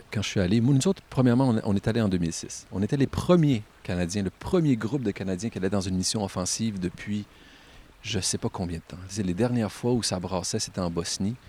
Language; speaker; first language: French; native; French